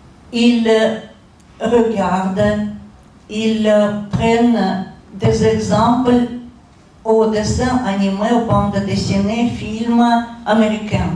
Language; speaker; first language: French; non-native, fluent; Russian